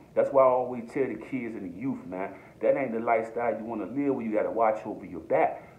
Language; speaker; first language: English; native; English